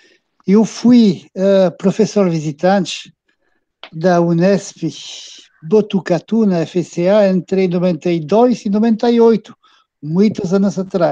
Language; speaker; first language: Portuguese; non-native, fluent; French